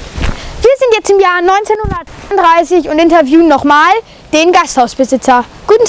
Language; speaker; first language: German; native; German